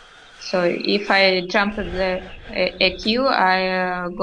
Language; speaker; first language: English; non-native, learner; Russian